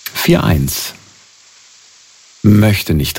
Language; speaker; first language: German; native; German